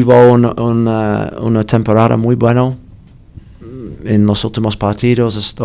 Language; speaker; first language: Spanish; non-native, learner; English